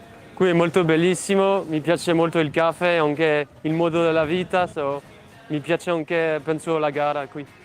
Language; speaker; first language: Italian; non-native, learner; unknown